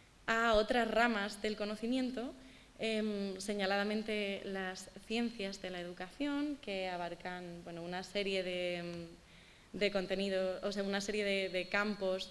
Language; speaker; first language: Spanish; native; Spanish